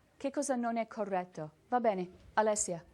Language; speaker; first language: Italian; non-native, fluent; English